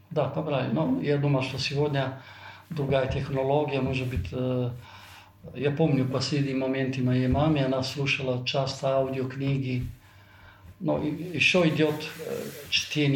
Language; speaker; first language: Russian; non-native, fluent; Italian